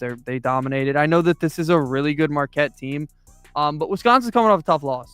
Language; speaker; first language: English; native; English